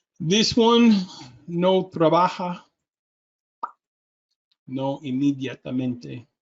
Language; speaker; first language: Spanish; non-native, learner; English